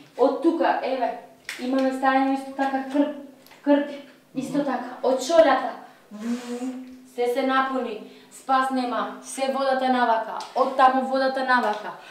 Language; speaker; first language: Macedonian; native; Macedonian